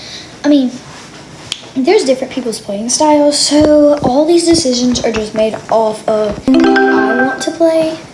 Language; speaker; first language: English; native; English